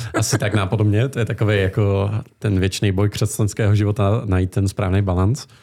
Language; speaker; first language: Czech; native; Czech